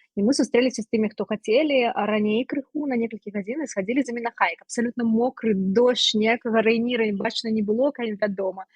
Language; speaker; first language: Belarusian; non-native, local second language; Russian